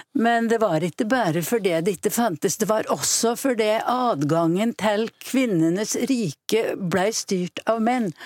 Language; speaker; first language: Norwegian; native; Norwegian